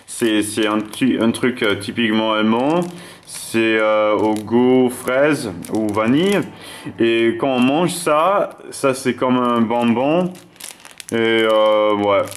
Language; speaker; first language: French; non-native, fluent; German